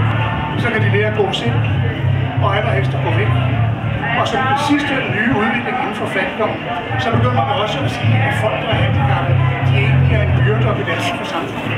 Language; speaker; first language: Danish; native; Danish